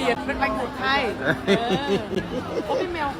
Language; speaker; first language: Thai; non-native, learner; Vietnamese